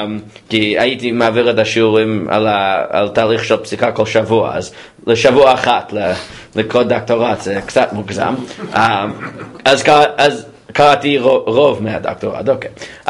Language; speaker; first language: Hebrew; non-native, fluent; English